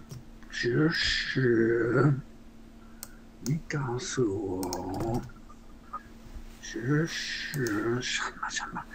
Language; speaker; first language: Chinese; non-native, learner; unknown